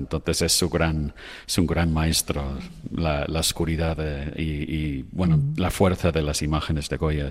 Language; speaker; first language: Spanish; non-native, fluent; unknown